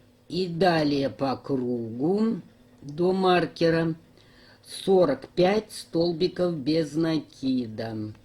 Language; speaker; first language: Russian; native; Russian